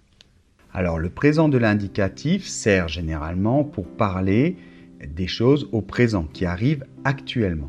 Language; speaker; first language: French; native; French